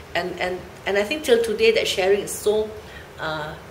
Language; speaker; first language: English; native; English